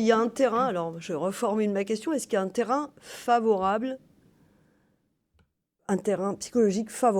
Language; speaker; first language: French; native; French